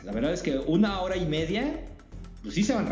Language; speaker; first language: Spanish; native; Spanish